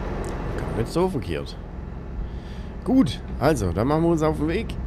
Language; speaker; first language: German; native; German